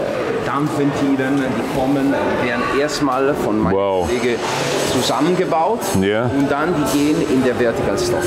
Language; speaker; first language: German; non-native, fluent; Italian